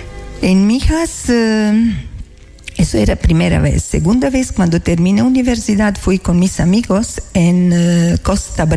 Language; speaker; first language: Spanish; non-native, learner; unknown